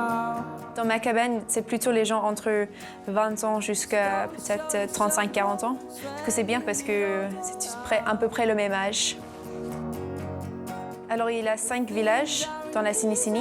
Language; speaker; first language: French; non-native, fluent; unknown